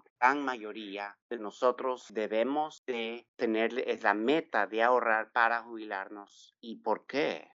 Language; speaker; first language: Spanish; native; Spanish